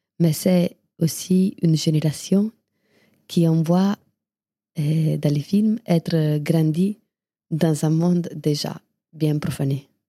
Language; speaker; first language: French; non-native, fluent; Italian